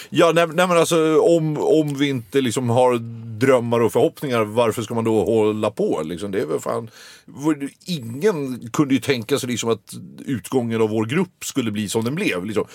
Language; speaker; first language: Swedish; native; Swedish